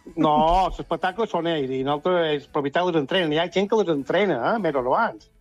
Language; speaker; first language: Catalan; native; Catalan